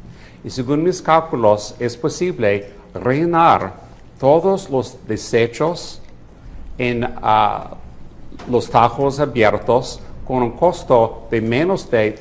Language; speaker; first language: Spanish; non-native, fluent; English